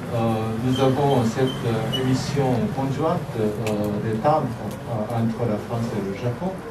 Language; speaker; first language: French; non-native, fluent; Japanese